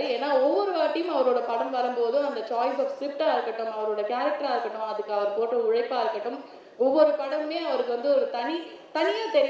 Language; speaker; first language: Tamil; native; Tamil